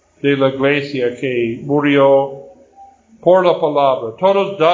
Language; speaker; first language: Spanish; non-native, fluent; Portuguese